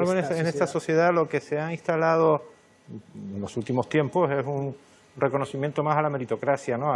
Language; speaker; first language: Spanish; native; Spanish